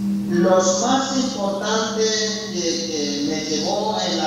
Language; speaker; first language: Spanish; non-native, local second language; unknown